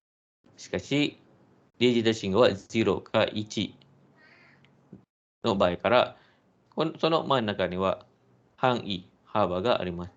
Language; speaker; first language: Japanese; non-native, fluent; Malay